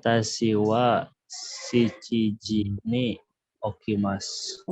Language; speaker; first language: Japanese; non-native, learner; Indonesian